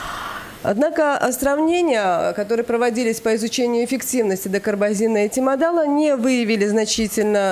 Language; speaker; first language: Russian; native; Russian